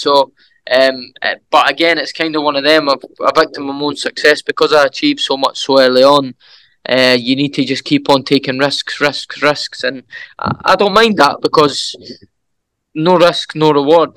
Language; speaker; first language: English; native; English